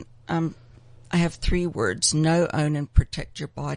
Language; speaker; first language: English; native; English